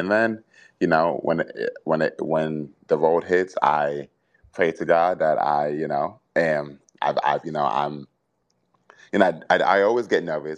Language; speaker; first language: English; native; English